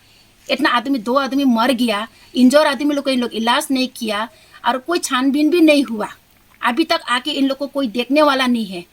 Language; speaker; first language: Hindi; non-native, local second language; Garo